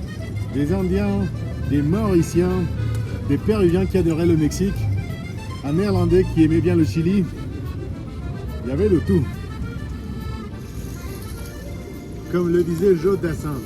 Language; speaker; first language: French; non-native, fluent; Spanish